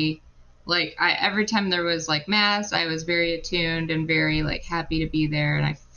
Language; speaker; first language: English; native; English